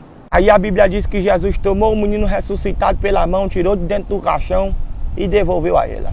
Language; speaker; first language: Portuguese; native; Portuguese